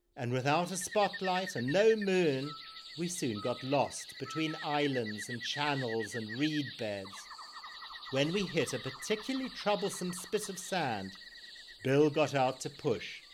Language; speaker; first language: English; native; English